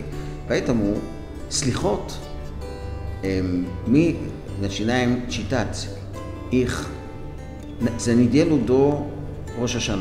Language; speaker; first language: Russian; non-native, fluent; Hebrew